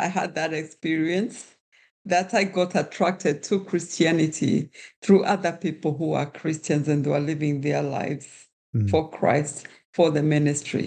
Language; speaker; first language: English; non-native, local second language; Kikuyu